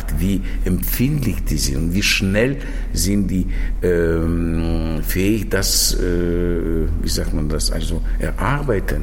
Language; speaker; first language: German; non-native, fluent; Russian